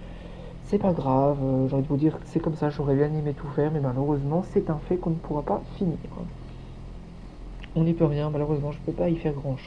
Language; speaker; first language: French; native; French